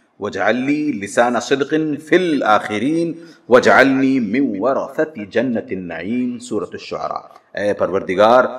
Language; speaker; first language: Urdu; native; Urdu